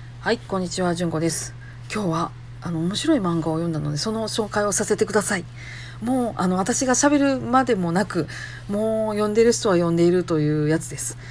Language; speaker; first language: Japanese; native; Japanese